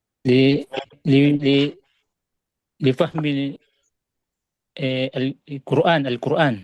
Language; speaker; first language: Arabic; non-native, learner; Indonesian